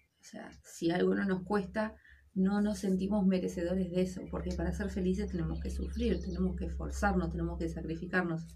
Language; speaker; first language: Spanish; native; Spanish